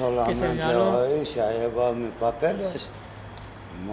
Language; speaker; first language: Spanish; non-native, learner; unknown